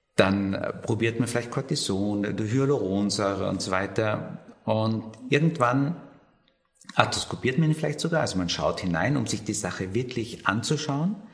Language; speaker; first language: German; native; German